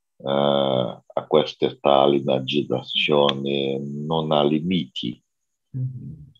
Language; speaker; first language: Italian; non-native, learner; Portuguese